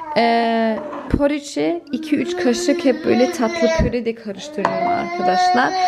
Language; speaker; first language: Turkish; early bilingual, heritage; Turkish